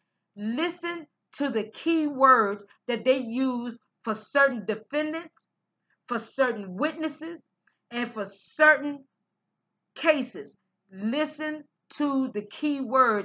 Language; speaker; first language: English; native; English